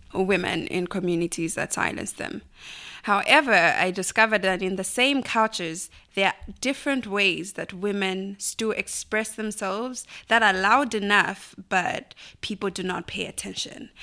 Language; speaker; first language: English; non-native, local second language; Bemba